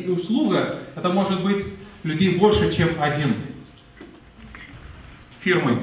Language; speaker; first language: Russian; non-native, fluent; Lithuanian